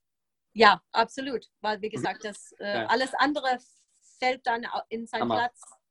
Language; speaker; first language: German; non-native, fluent; English